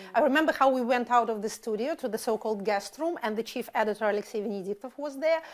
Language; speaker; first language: English; non-native, fluent; Russian